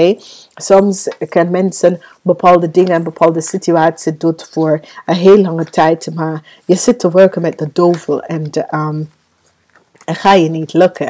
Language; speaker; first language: Dutch; non-native, fluent; English